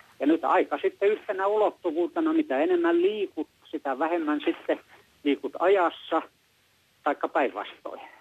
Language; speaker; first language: Finnish; native; Finnish